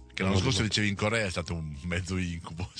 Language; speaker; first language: Italian; native; Italian